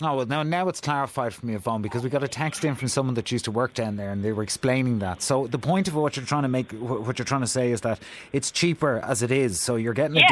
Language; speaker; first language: English; native; English